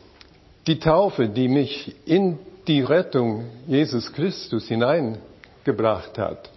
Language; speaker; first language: German; non-native, fluent; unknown